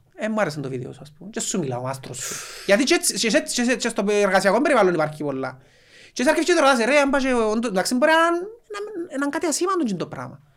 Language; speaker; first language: Greek; native; Greek